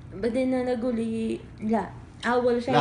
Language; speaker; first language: Arabic; non-native, learner; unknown